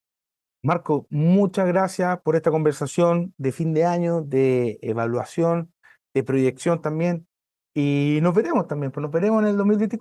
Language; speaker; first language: Spanish; native; Spanish